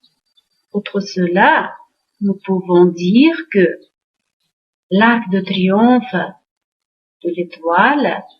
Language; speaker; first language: French; non-native, fluent; Uzbek